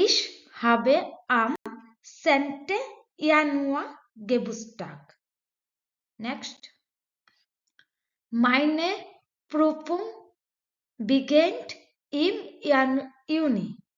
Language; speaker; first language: German; non-native, fluent; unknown